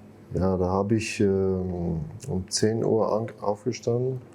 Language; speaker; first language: German; non-native, fluent; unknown